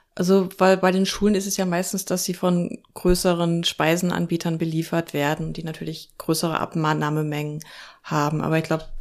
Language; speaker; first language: German; native; German